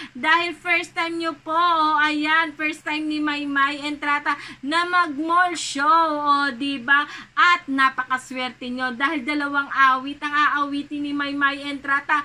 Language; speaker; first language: Filipino; native; Filipino